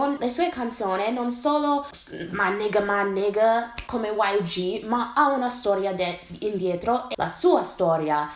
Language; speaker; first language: Italian; non-native, fluent; English